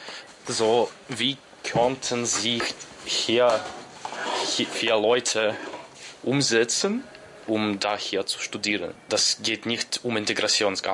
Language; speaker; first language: German; non-native, learner; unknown